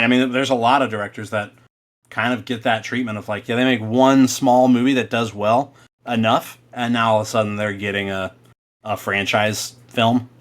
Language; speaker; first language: English; native; English